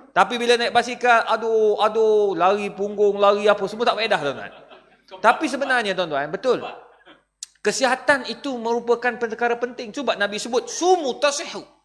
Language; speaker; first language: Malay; native; Malay